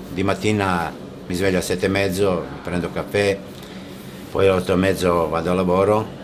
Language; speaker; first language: Italian; non-native, fluent; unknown